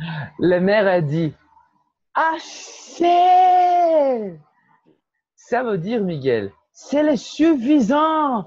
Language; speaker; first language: French; non-native, fluent; Portuguese